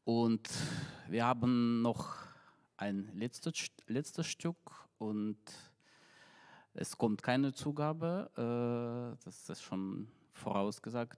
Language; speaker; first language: German; non-native, fluent; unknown